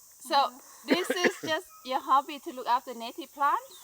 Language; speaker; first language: English; non-native, learner; Thai